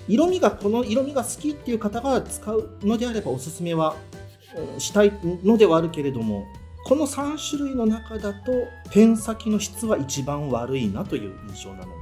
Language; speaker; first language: Japanese; native; Japanese